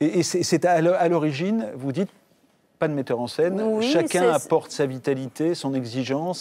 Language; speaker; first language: French; native; French